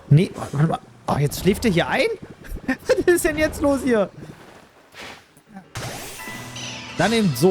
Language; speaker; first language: German; native; German